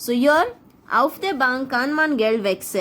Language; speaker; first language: German; non-native, fluent; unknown